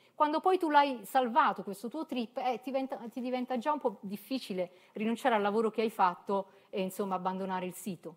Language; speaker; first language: Italian; native; Italian